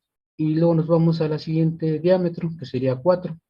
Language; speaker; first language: Spanish; native; Spanish